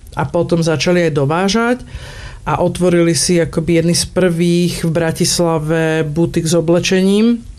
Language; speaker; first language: Slovak; native; Slovak